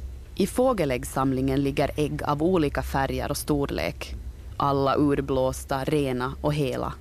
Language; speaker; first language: Swedish; native; Swedish